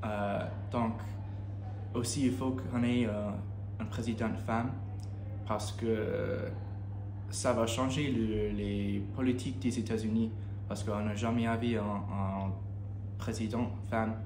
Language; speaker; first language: French; non-native, learner; English